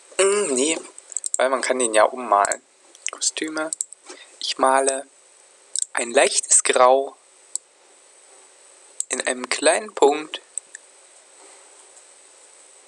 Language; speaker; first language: German; native; German